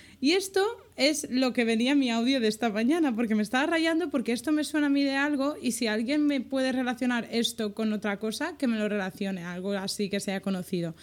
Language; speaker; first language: Spanish; native; Spanish